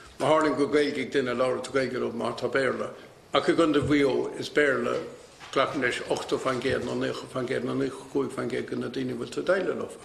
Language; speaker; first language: Irish; native; Irish